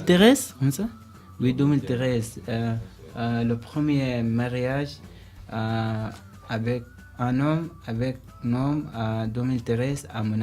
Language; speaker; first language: French; non-native, learner; Arabic